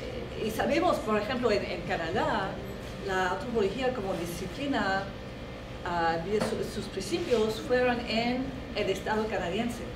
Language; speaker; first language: Spanish; non-native, fluent; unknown